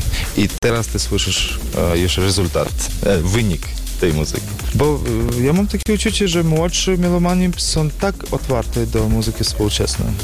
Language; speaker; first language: Polish; non-native, learner; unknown